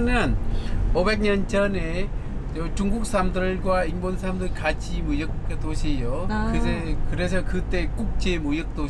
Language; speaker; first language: Korean; non-native, learner; Vietnamese